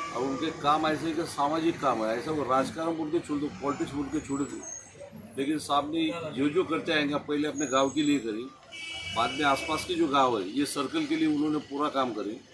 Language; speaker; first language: Hindi; non-native, local second language; Marathi